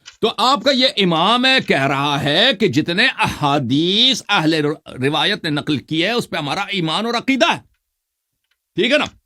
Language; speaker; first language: Urdu; non-native, fluent; Persian